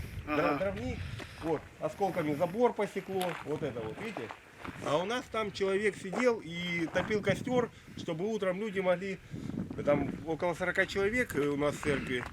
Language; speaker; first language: Russian; native; Russian